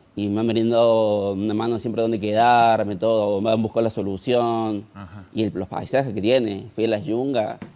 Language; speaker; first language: Spanish; native; Spanish